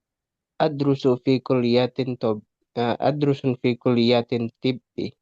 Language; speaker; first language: Arabic; non-native, learner; Indonesian